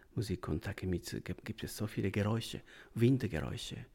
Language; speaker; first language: German; non-native, learner; Japanese